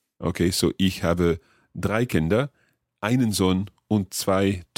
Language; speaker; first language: German; non-native, learner; English